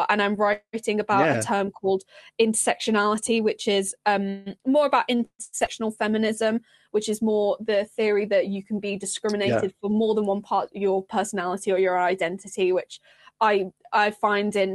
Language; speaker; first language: English; native; English